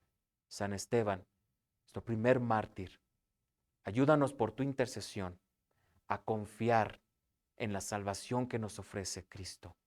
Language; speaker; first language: Spanish; native; Spanish